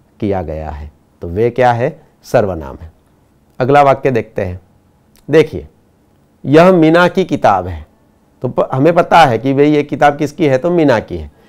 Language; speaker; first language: Hindi; non-native, local second language; Gujarati